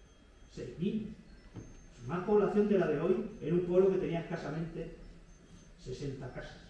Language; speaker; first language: Spanish; native; Spanish